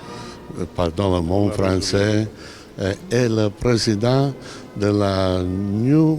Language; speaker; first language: French; non-native, learner; Italian